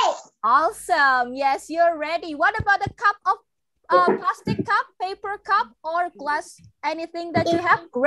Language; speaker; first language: English; non-native, local second language; Indonesian